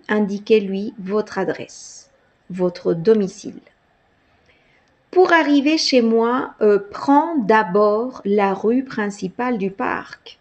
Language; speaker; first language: French; non-native, fluent; Spanish